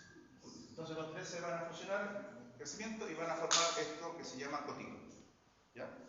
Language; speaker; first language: Spanish; native; Spanish